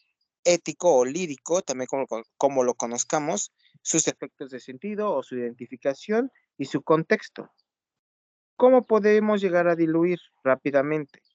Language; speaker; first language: Spanish; native; Spanish